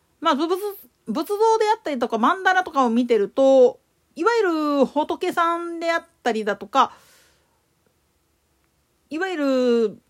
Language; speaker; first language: Japanese; native; Japanese